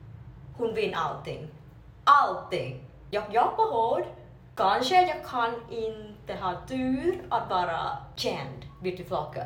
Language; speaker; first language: Swedish; non-native, learner; Vietnamese